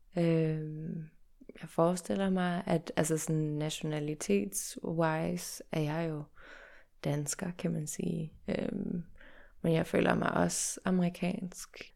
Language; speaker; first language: Danish; early bilingual, heritage; Danish